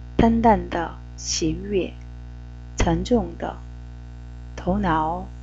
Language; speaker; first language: Chinese; non-native, fluent; Korean